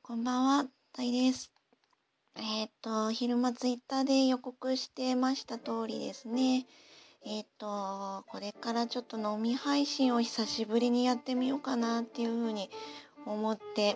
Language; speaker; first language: Japanese; native; Japanese